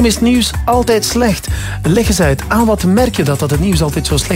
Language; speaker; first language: Dutch; native; Dutch